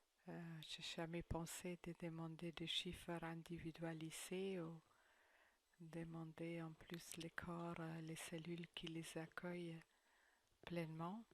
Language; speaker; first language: French; non-native, fluent; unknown